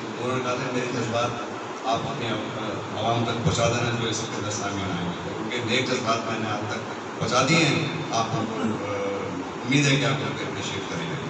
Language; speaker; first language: Urdu; non-native, local second language; Sindhi